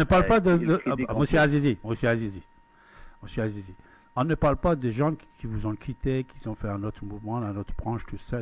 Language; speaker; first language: French; non-native, fluent; Persian